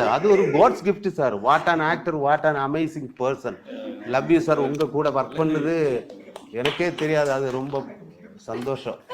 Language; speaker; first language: Tamil; non-native, learner; Malayalam